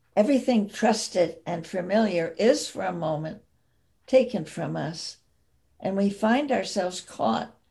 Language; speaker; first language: English; native; English